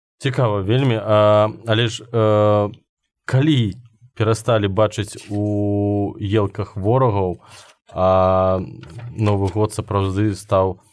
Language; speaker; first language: Belarusian; non-native, local second language; Russian